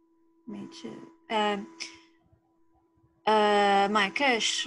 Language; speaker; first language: Chinese; non-native, learner; English